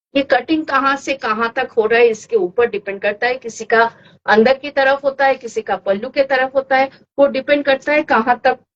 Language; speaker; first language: Hindi; non-native, local second language; Bangla